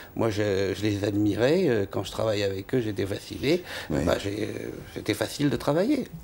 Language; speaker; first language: French; native; French